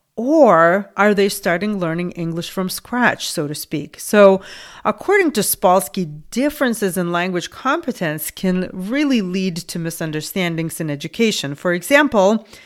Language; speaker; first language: English; non-native, fluent; Lithuanian